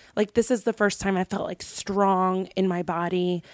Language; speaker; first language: English; native; English